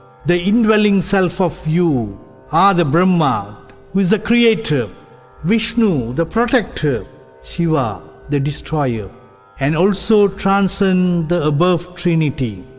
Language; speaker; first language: English; non-native, local second language; Tamil